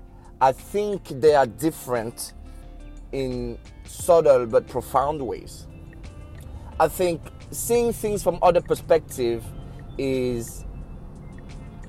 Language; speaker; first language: English; non-native, local second language; French